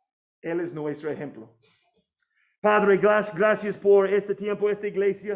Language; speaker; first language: Spanish; non-native, fluent; English